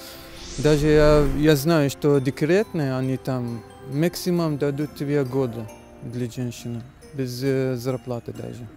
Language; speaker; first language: Russian; non-native, learner; Arabic